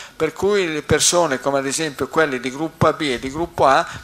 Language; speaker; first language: Italian; native; Italian